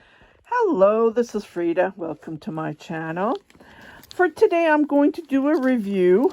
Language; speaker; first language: English; non-native, fluent; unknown